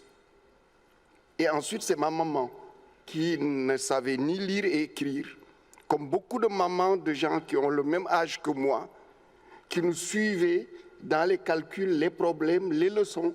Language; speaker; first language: French; non-native, local second language; Wolof